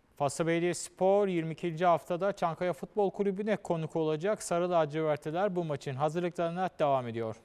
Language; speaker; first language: Turkish; native; Turkish